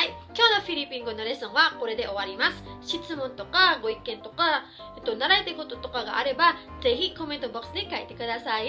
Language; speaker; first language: Japanese; non-native, fluent; Filipino